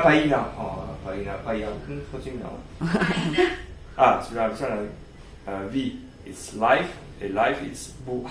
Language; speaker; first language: English; non-native, learner; French